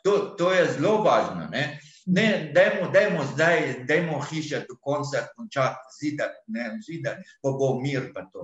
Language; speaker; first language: Slovenian; non-native, fluent; Arabic